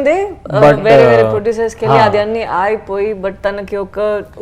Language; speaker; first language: Telugu; non-native, fluent; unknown